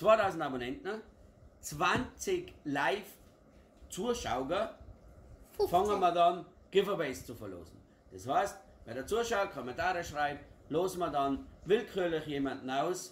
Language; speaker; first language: German; native; German